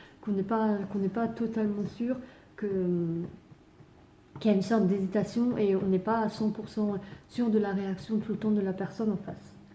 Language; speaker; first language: French; native; French